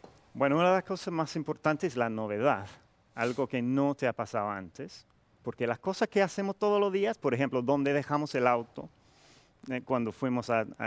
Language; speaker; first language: Spanish; non-native, fluent; English